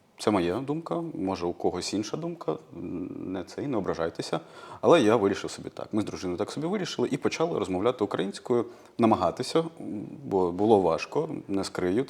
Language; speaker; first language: Ukrainian; non-native, local second language; Russian